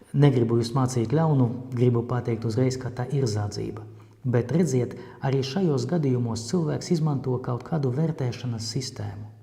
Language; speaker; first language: Latvian; non-native, local second language; Russian